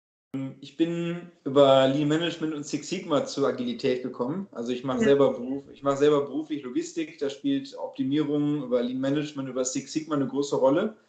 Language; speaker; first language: German; native; German